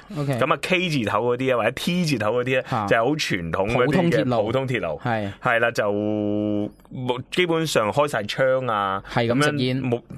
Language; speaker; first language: Cantonese; native; Cantonese